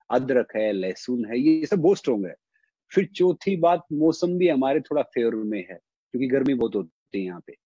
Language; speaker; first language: Hindi; native; Hindi